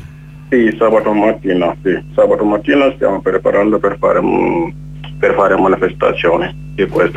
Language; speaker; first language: Italian; non-native, learner; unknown